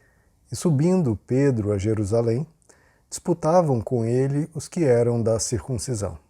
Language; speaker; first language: Portuguese; native; Portuguese